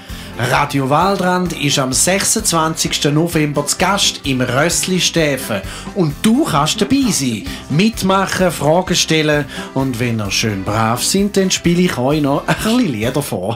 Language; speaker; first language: German; native; German